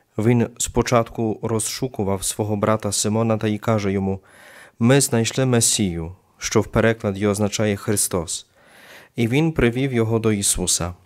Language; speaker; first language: Ukrainian; native; Ukrainian